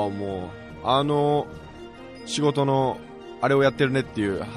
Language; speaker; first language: Japanese; native; Japanese